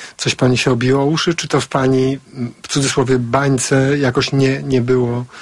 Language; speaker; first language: Polish; native; Polish